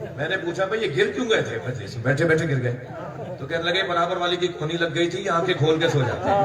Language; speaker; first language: Urdu; native; Urdu